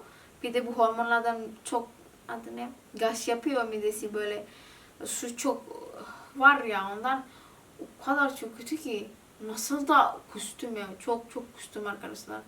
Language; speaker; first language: Turkish; non-native, learner; Indonesian